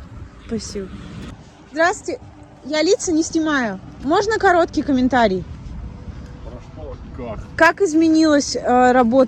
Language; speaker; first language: Russian; native; Russian